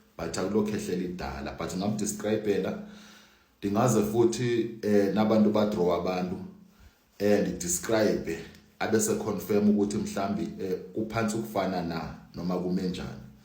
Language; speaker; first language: Zulu; non-native, local second language; Xhosa